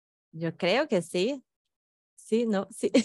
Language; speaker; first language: Spanish; non-native, fluent; Portuguese